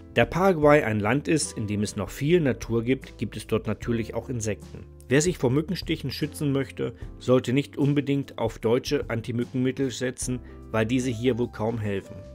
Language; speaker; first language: German; native; German